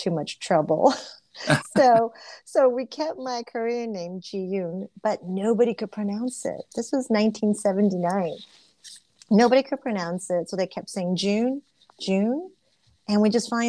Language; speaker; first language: English; early bilingual, other home language; Korean